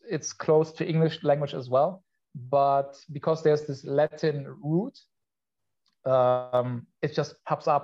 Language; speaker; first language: English; non-native, fluent; Polish